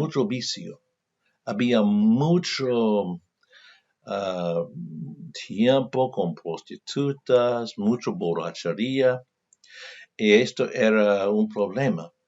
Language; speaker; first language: Spanish; non-native, fluent; English